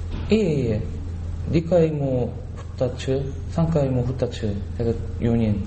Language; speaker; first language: Japanese; non-native, learner; Korean